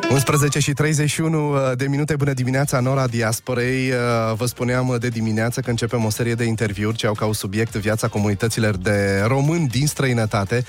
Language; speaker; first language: Romanian; native; Romanian